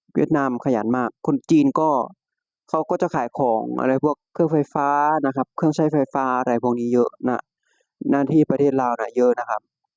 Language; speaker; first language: Thai; native; Thai